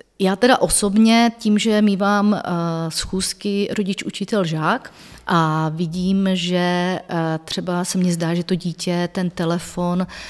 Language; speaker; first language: Czech; native; Czech